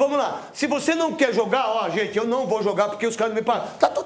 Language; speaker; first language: Portuguese; native; Portuguese